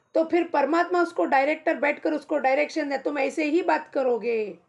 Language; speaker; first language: Hindi; non-native, local second language; Marathi